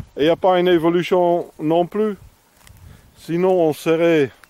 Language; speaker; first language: French; non-native, fluent; Dutch